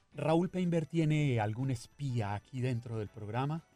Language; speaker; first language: Spanish; native; Spanish